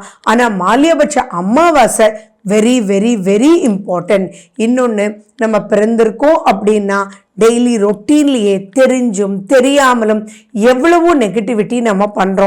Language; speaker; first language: Tamil; native; Tamil